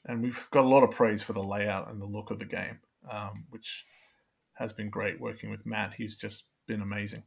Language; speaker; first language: English; native; English